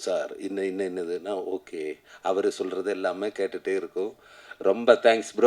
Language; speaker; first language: Tamil; non-native, learner; Malayalam